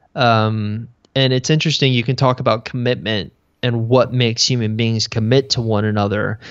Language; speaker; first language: English; native; English